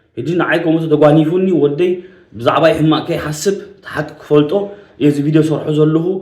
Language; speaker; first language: Tigrinya; early bilingual, heritage; Tigrinya